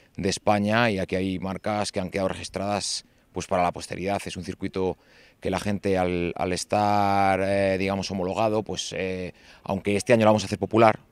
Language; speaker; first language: Spanish; native; Spanish